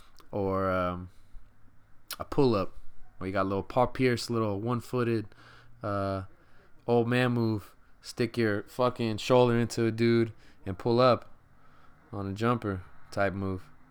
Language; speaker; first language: English; early bilingual, other home language; Spanish